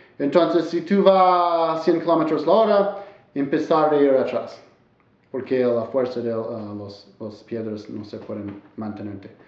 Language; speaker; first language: Spanish; non-native, learner; English